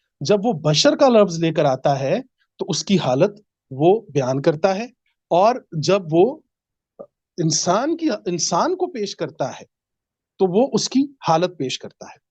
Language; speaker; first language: Urdu; native; Urdu